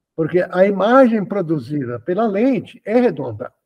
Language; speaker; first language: Portuguese; early bilingual, other home language; Spanish